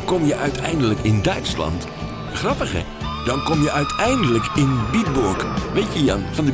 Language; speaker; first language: Dutch; native; Dutch